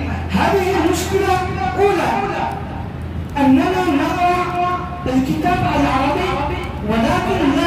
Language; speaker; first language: Arabic; non-native, fluent; Urdu